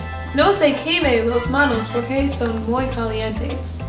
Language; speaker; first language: Spanish; non-native, learner; English